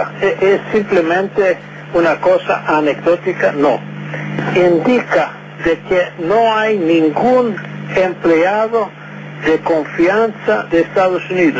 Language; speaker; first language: Spanish; non-native, fluent; English